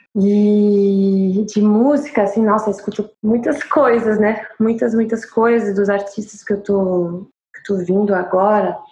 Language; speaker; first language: Portuguese; non-native, fluent; French